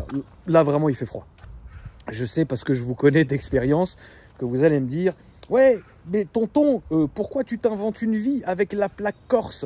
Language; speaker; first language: French; native; French